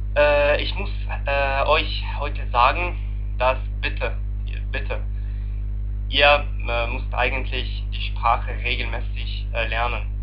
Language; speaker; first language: German; non-native, learner; Arabic